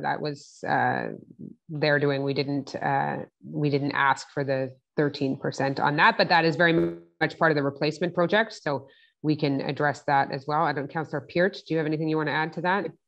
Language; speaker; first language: English; native; English